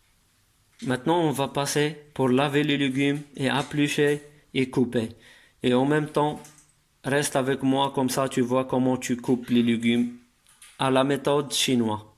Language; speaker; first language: French; non-native, learner; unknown